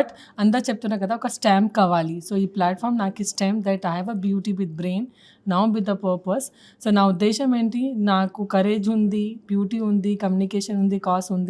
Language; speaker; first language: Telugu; non-native, learner; Hindi